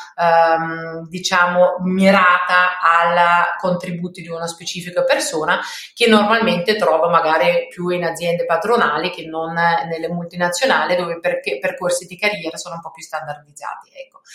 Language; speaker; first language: Italian; non-native, fluent; German